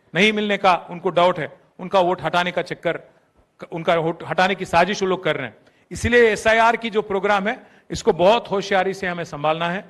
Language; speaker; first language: Hindi; non-native, local second language; Telugu